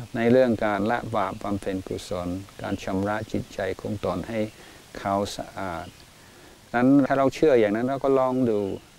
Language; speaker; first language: Thai; non-native, fluent; English